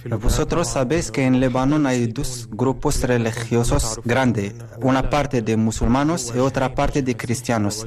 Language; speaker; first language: Spanish; non-native, learner; Arabic